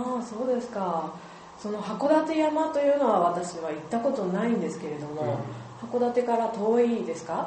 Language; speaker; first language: Japanese; native; Japanese